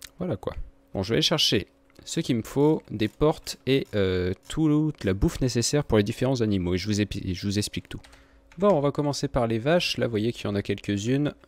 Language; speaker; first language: French; native; French